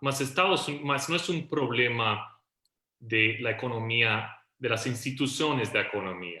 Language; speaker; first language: Portuguese; non-native, fluent; Spanish